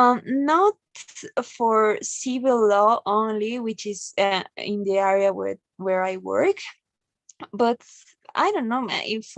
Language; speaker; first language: English; non-native, learner; Spanish